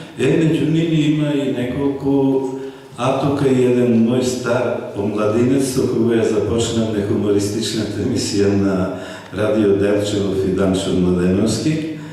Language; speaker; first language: Macedonian; native; Macedonian